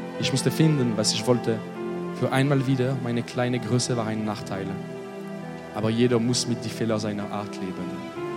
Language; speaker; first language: German; non-native, learner; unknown